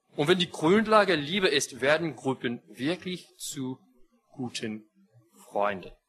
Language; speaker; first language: German; non-native, fluent; English